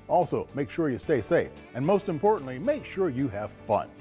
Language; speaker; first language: English; native; English